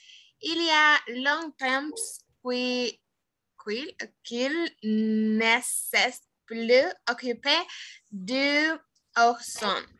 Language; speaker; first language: French; non-native, learner; Spanish